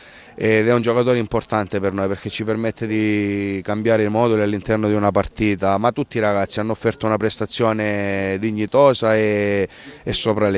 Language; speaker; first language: Italian; native; Italian